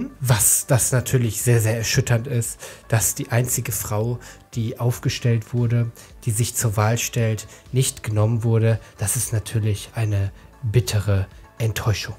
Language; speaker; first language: German; native; German